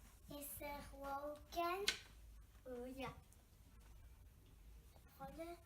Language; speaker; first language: Dutch; non-native, learner; French